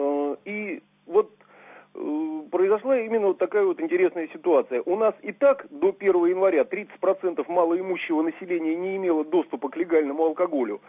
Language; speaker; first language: Russian; native; Russian